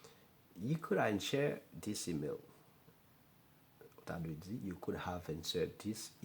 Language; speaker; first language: English; non-native, learner; Haitian Creole